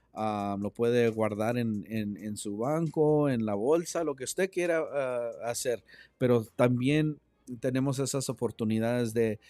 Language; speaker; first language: Spanish; early bilingual, other home language; English